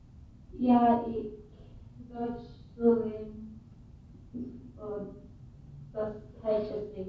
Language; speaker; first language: German; non-native, learner; English